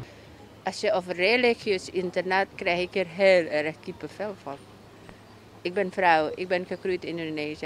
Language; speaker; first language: Dutch; non-native, learner; Indonesian